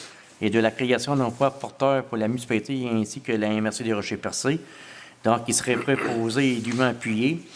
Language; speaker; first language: French; native; French